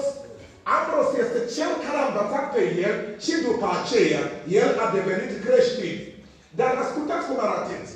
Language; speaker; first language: Romanian; non-native, fluent; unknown